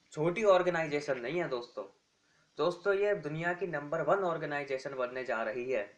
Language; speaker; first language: Hindi; native; Hindi